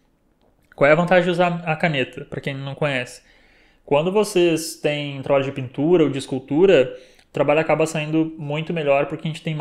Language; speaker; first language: Portuguese; native; Portuguese